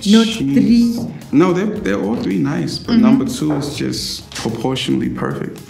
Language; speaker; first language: English; native; English